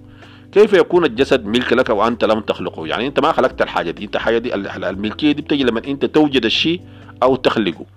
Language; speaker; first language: Arabic; native; Arabic